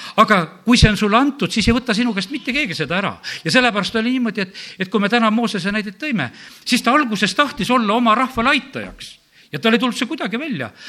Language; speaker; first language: Estonian; native; Estonian